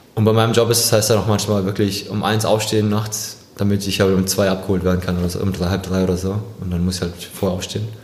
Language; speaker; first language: German; native; German